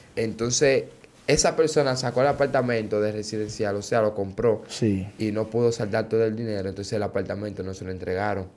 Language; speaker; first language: Spanish; native; Spanish